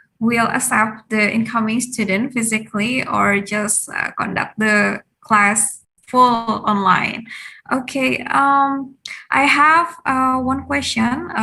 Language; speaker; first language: English; non-native, fluent; Indonesian